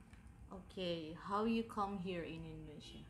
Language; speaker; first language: English; non-native, learner; Indonesian